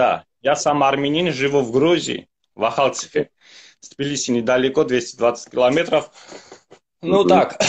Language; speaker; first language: Russian; non-native, fluent; Armenian